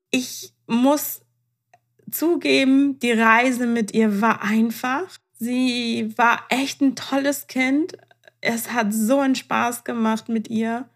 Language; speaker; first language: German; non-native, fluent; Persian